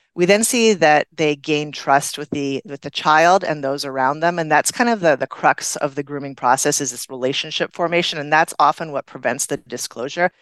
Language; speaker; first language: English; native; English